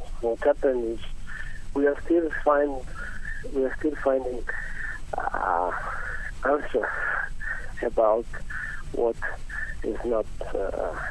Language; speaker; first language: English; non-native, learner; Italian